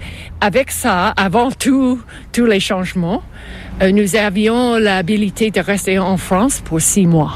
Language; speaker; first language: French; non-native, fluent; English